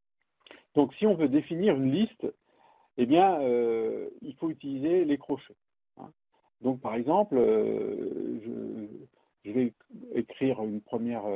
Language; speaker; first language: French; native; French